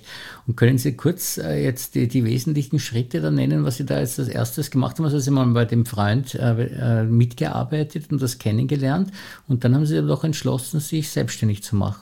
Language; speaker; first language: German; native; German